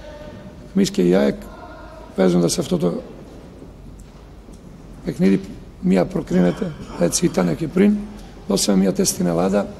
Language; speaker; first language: Greek; non-native, fluent; Serbian